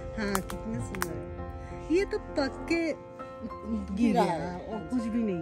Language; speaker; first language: Hindi; non-native, local second language; Bangla